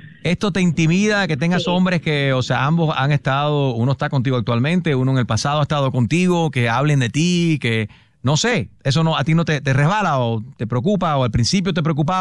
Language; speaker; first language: Spanish; native; Spanish